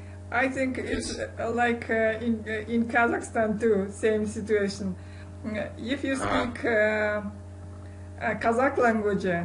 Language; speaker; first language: English; non-native, learner; Kazakh